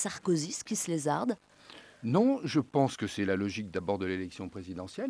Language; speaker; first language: French; native; French